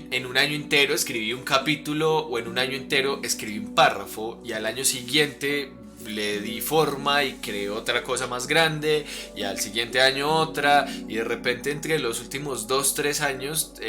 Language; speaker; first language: Spanish; native; Spanish